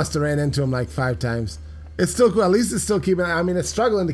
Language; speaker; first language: English; native; English